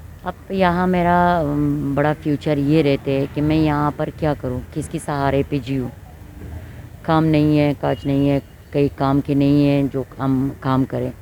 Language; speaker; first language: Hindi; non-native, fluent; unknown